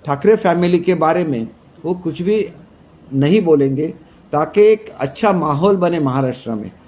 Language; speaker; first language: Hindi; non-native, local second language; Marathi